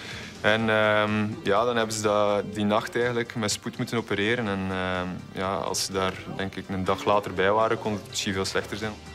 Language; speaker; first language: Dutch; native; Dutch